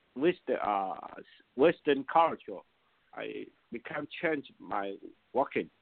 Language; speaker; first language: English; non-native, learner; Chinese